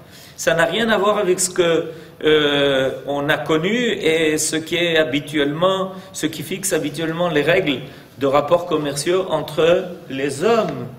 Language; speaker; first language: French; native; French